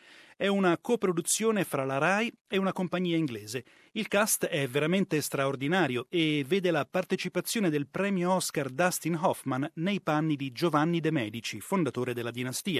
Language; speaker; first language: Italian; native; Italian